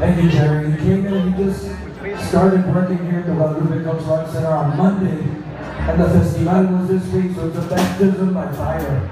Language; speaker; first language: English; early bilingual, other home language; Spanish